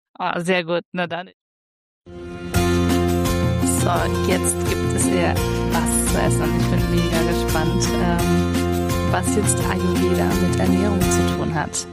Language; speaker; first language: German; native; German